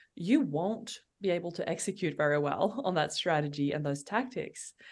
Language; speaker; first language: English; non-native, fluent; Norwegian